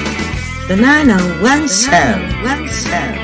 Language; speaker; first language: English; native; English